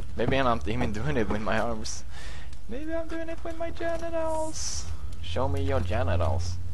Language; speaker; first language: English; non-native, fluent; Swedish